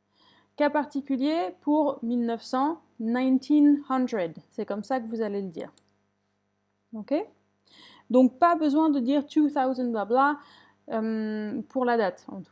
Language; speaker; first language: French; native; French